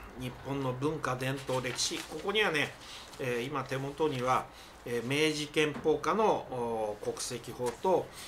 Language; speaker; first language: Japanese; native; Japanese